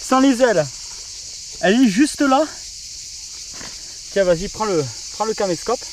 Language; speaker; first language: French; native; French